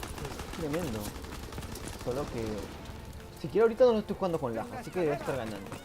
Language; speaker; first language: Spanish; native; Spanish